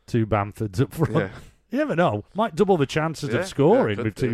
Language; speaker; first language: English; native; English